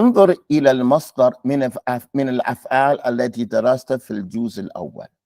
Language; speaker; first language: Arabic; non-native, fluent; English